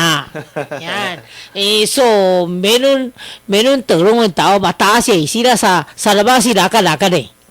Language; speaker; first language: Filipino; non-native, learner; Chinese